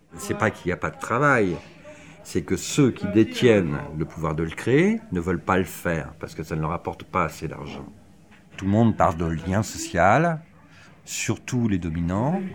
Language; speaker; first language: French; native; French